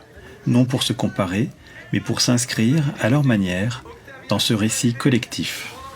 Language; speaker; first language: French; native; French